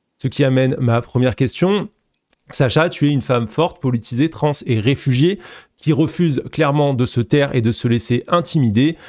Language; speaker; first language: French; native; French